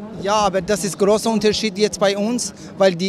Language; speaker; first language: German; non-native, learner; Persian